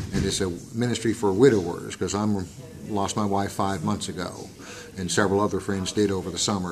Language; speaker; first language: English; native; English